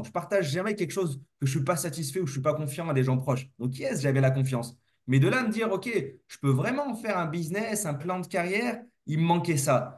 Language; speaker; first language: French; native; French